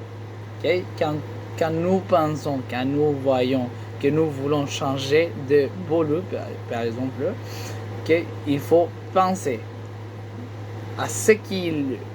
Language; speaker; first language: French; non-native, learner; Spanish